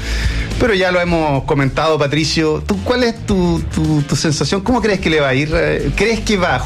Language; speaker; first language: Spanish; native; Spanish